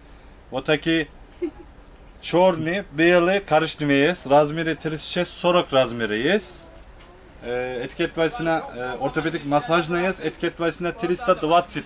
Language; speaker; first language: Russian; non-native, learner; Turkish